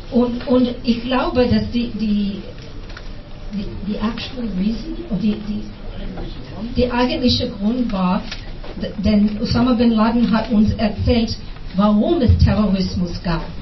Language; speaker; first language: German; non-native, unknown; English